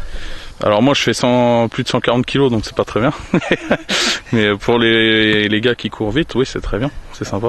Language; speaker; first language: French; native; French